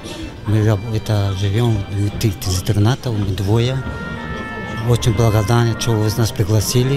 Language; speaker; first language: Russian; non-native, local second language; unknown